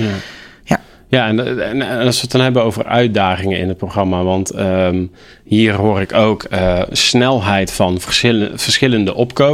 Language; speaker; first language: Dutch; native; Dutch